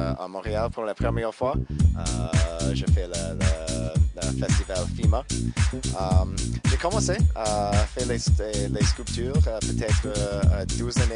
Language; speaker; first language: French; non-native, learner; English